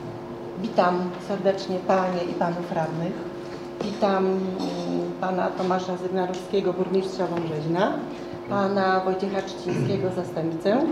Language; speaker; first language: Polish; native; Polish